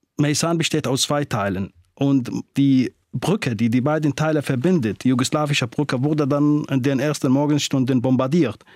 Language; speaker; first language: German; non-native, fluent; Arabic